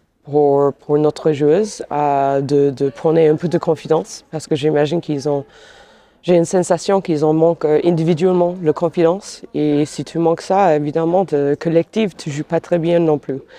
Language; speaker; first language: French; non-native, fluent; English